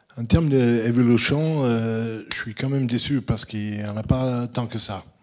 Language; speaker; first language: French; non-native, fluent; English